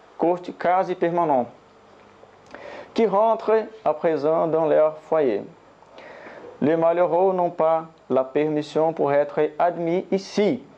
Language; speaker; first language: French; non-native, learner; Portuguese